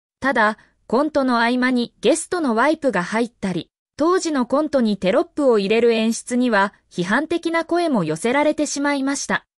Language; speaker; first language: Japanese; native; Japanese